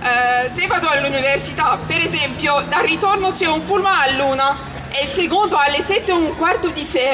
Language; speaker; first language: Italian; early bilingual, other home language; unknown